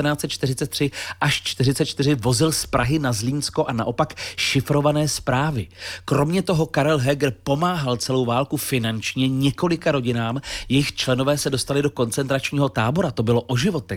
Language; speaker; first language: Czech; native; Czech